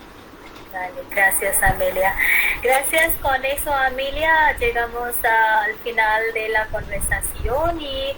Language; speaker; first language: Spanish; non-native, fluent; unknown